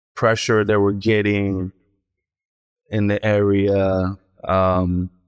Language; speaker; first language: English; early bilingual, heritage; Hebrew